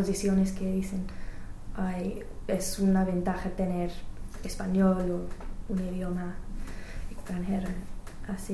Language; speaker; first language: Spanish; non-native, learner; English